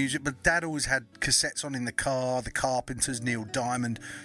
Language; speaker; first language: English; native; English